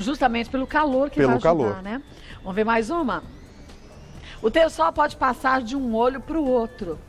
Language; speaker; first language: Portuguese; native; Portuguese